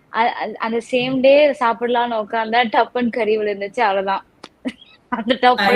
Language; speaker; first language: Tamil; non-native, local second language; Telugu